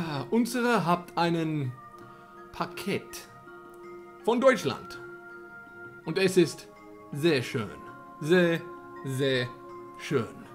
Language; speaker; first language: German; non-native, learner; English